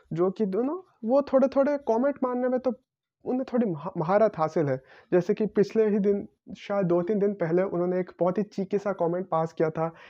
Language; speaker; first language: Hindi; non-native, local second language; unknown